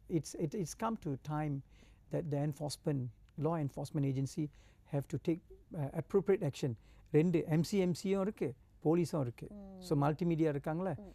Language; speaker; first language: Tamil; native; Tamil